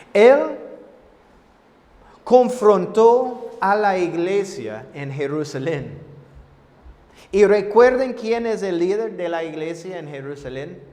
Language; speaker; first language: Spanish; non-native, fluent; English